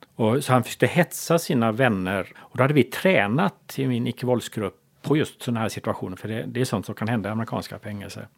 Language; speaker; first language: Swedish; native; Swedish